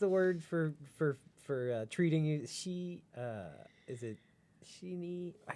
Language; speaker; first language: English; native; English